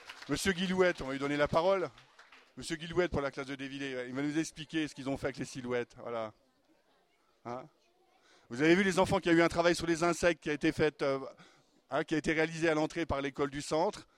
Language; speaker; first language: French; native; French